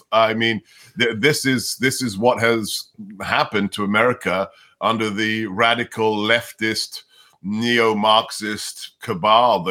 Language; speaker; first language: English; non-native, local second language; Hungarian